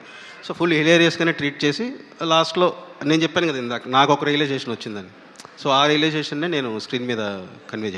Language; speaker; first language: Telugu; native; Telugu